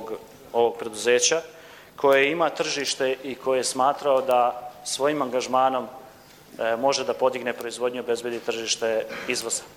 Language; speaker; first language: Croatian; native; Croatian